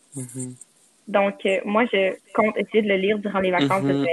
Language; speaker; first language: French; native; French